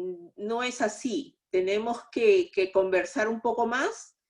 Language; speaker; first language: Spanish; native; Spanish